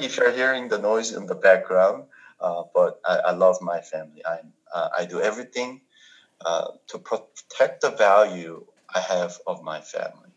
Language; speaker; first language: English; non-native, fluent; Korean